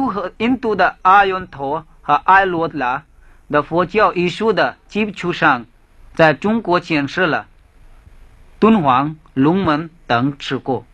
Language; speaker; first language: Chinese; non-native, fluent; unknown